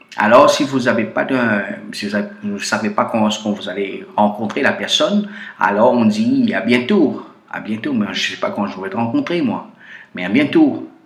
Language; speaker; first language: French; non-native, fluent; Portuguese